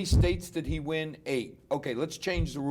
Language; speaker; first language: English; native; English